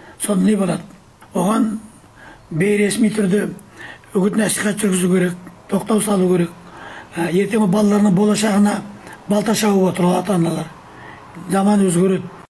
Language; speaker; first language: Kazakh; native; Kazakh